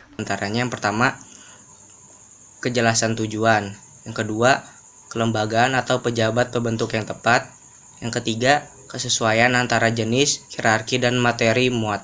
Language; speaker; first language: Indonesian; native; Indonesian